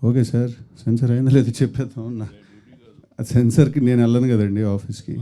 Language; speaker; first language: Telugu; native; Telugu